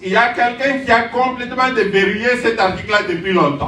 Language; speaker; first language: French; non-native, local second language; Luba-Lulua